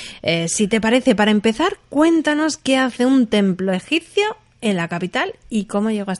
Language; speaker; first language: Spanish; native; Spanish